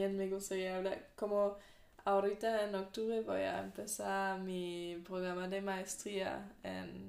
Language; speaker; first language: Spanish; non-native, fluent; German